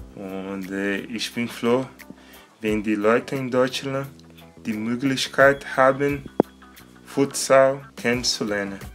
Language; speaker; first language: German; non-native, learner; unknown